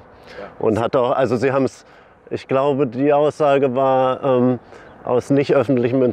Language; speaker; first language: German; native; German